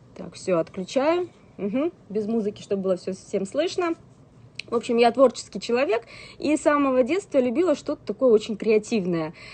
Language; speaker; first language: Russian; native; Russian